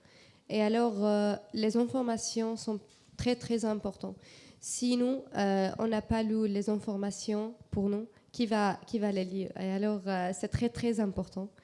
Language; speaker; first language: French; non-native, learner; Arabic